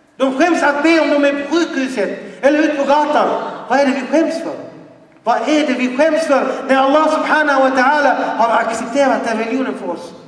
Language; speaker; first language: Swedish; non-native, fluent; Arabic